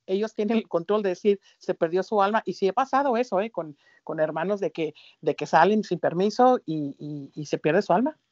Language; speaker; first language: Spanish; early bilingual, heritage; Spanish